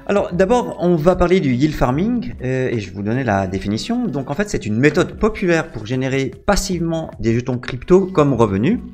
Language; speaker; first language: French; native; French